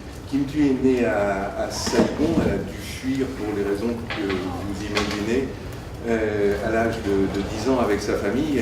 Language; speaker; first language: French; native; French